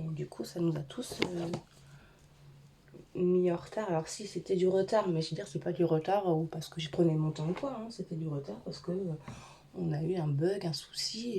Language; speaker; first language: French; native; French